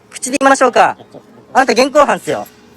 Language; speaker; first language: Japanese; native; Japanese